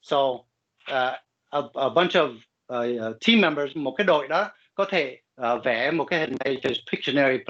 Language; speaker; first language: Vietnamese; early bilingual, heritage; Vietnamese